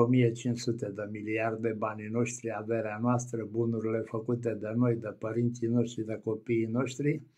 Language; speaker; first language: Romanian; native; Romanian